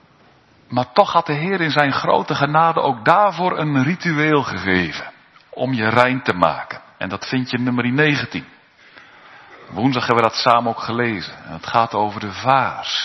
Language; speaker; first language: Dutch; native; Dutch